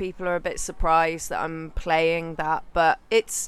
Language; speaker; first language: English; native; English